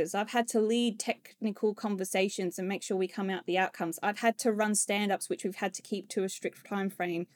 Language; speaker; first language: English; native; English